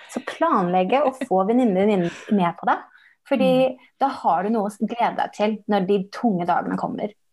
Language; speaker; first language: Norwegian; early bilingual, heritage; English